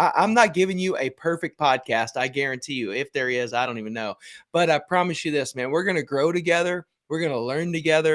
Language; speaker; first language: English; native; English